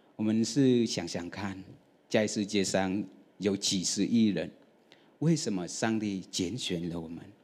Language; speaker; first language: Chinese; non-native, fluent; Vietnamese